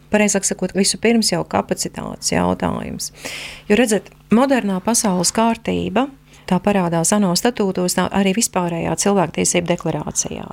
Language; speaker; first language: Latvian; native; Latvian